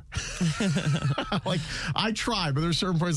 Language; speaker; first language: English; native; English